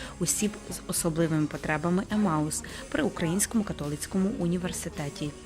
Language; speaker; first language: Ukrainian; native; Ukrainian